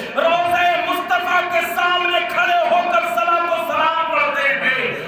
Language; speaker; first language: Urdu; native; Urdu